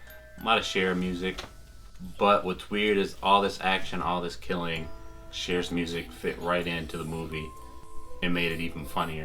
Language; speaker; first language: English; native; English